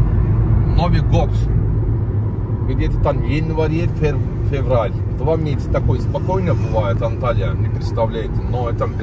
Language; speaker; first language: Russian; non-native, learner; Turkish